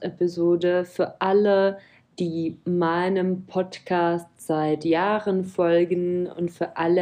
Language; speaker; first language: German; non-native, fluent; Czech